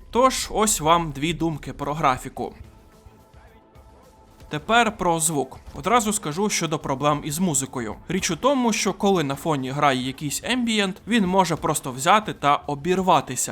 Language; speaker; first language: Ukrainian; native; Ukrainian